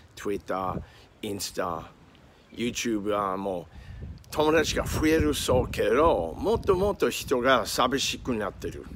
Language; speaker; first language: Japanese; non-native, learner; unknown